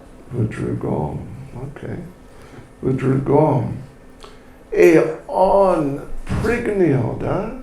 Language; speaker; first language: Russian; non-native, learner; English